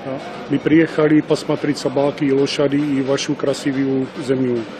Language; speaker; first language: Russian; non-native, learner; Czech